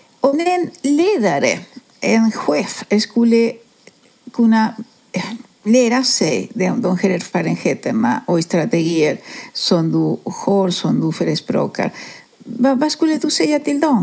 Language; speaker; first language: Swedish; non-native, fluent; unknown